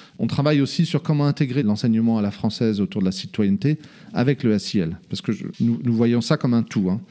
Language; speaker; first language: French; native; French